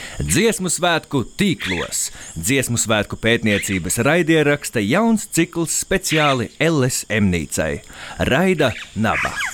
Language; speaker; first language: Latvian; native; Latvian